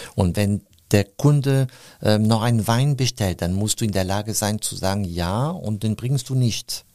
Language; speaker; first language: German; non-native, fluent; French